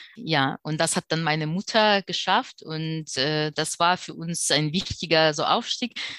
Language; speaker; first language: German; non-native, fluent; Russian